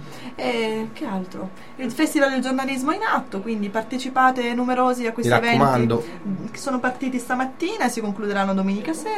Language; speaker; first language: Italian; native; Italian